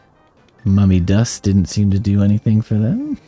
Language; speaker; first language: English; native; English